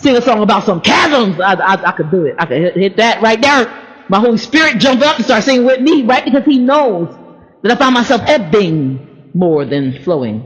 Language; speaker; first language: English; native; English